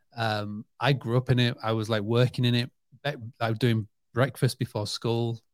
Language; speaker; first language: English; native; English